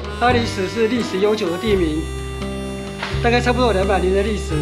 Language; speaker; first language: Chinese; native; Chinese